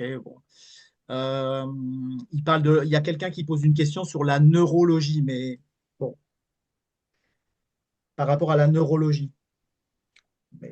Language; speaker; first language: French; native; French